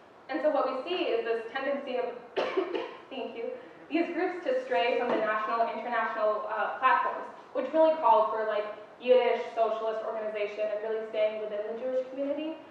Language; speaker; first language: English; native; English